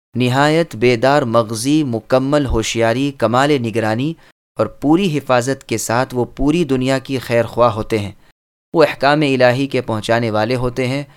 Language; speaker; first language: Urdu; native; Urdu